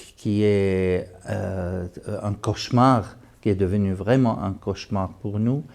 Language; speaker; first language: French; non-native, fluent; Arabic